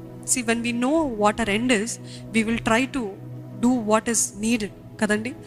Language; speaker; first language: English; non-native, local second language; Telugu